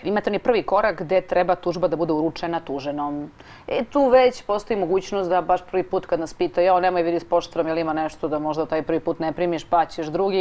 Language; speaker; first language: Croatian; native; Croatian